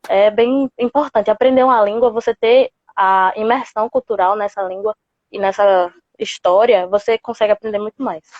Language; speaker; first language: Portuguese; native; Portuguese